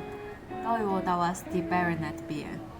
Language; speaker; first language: Finnish; non-native, learner; Chinese